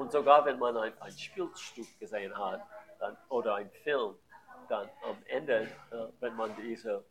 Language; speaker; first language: German; non-native, learner; English